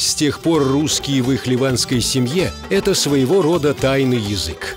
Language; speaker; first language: Russian; native; Russian